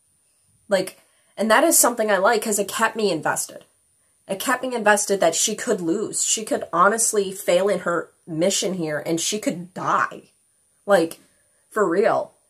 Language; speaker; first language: English; native; English